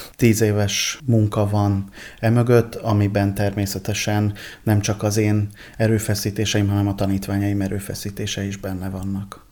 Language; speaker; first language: Hungarian; native; Hungarian